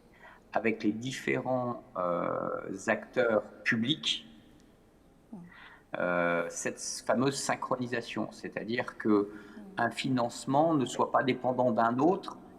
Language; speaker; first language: French; native; French